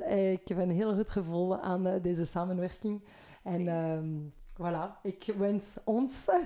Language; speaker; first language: Dutch; non-native, fluent; French